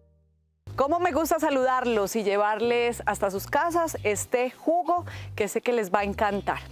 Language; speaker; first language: Spanish; native; Spanish